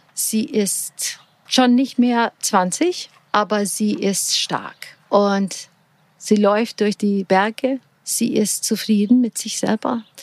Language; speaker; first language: German; non-native, fluent; English